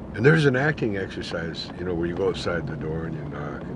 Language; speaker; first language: English; native; English